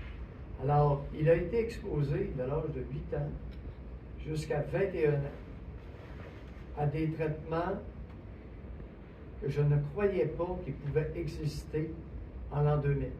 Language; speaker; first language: French; native; French